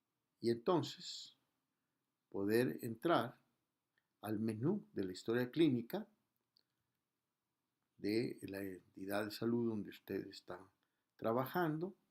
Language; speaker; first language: Spanish; native; Spanish